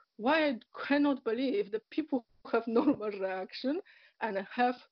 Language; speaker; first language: English; non-native, learner; Polish